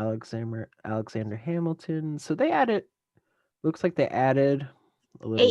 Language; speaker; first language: English; native; English